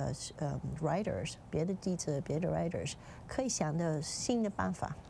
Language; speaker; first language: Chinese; non-native, fluent; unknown